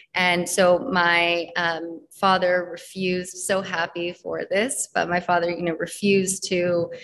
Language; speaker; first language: English; native; English